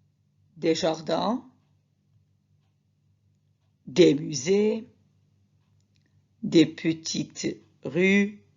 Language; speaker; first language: French; non-native, fluent; Arabic